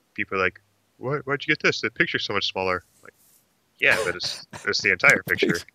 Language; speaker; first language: English; native; English